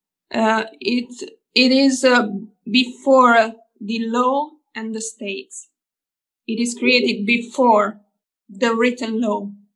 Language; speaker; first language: English; non-native, fluent; Italian